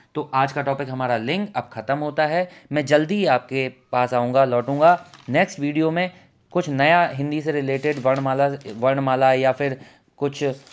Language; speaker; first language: Hindi; native; Hindi